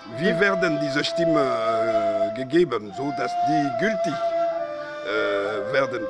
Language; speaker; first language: German; non-native, fluent; Lingala